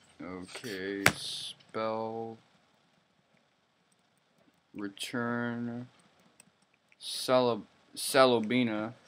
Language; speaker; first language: English; native; English